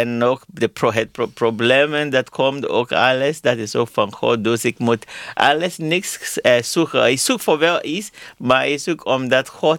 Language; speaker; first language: Dutch; non-native, learner; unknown